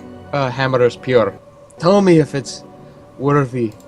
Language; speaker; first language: English; native; English